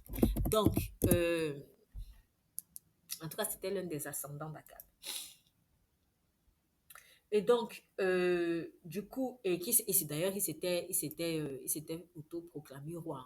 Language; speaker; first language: French; native; French